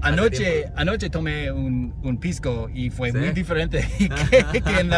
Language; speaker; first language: Spanish; non-native, learner; English